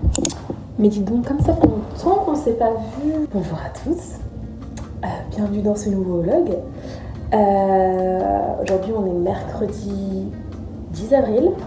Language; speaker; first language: French; native; French